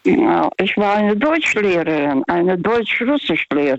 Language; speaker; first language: German; non-native, fluent; Russian